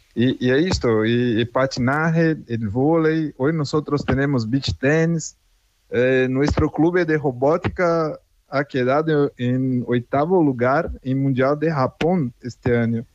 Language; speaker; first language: Spanish; non-native, fluent; Portuguese